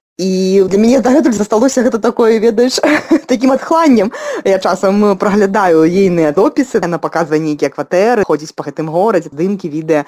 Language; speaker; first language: Belarusian; non-native, local second language; Russian